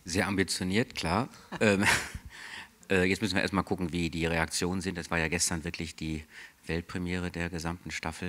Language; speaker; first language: German; native; German